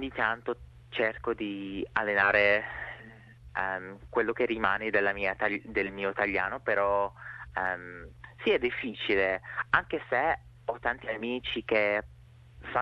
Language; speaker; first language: Italian; non-native, fluent; English